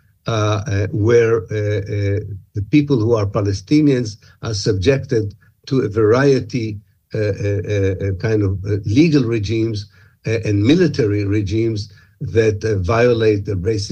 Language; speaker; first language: English; non-native, fluent; Hebrew